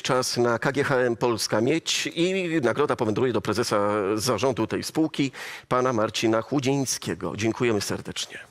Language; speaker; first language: Polish; native; Polish